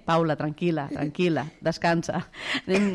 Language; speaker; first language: Catalan; native; Catalan